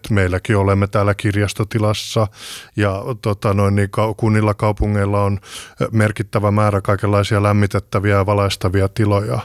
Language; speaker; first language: Finnish; native; Finnish